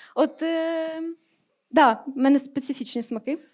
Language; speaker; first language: Ukrainian; native; Ukrainian